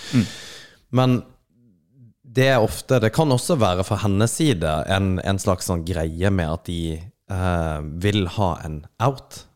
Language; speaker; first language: Norwegian; native; Norwegian